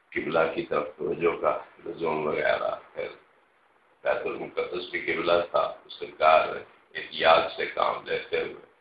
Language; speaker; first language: Urdu; non-native, local second language; Punjabi